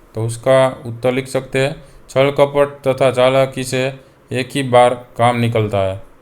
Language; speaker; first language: Hindi; non-native, local second language; Gujarati